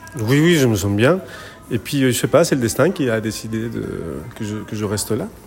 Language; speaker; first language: French; non-native, fluent; Spanish